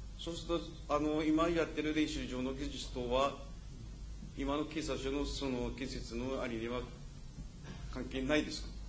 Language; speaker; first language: Japanese; native; Japanese